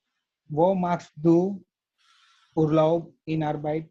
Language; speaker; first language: German; non-native, learner; Gujarati